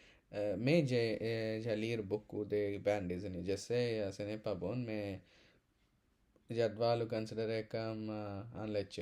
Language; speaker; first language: French; non-native, learner; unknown